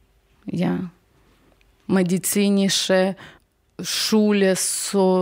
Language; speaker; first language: German; non-native, learner; Ukrainian